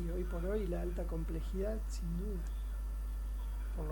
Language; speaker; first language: Spanish; native; Spanish